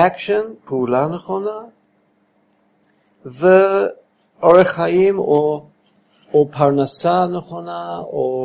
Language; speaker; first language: Hebrew; non-native, fluent; English